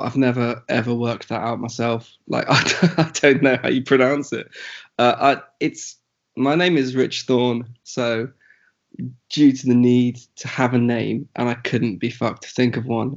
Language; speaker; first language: English; native; English